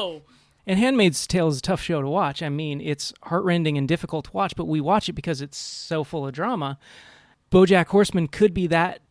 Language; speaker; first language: English; native; English